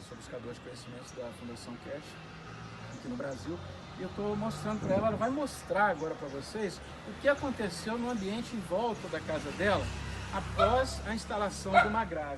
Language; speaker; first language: Portuguese; native; Portuguese